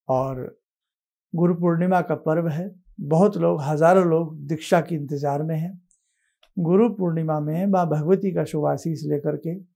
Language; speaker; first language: Hindi; native; Hindi